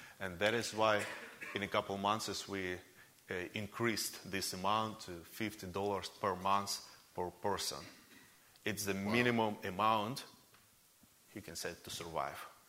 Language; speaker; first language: English; non-native, fluent; Russian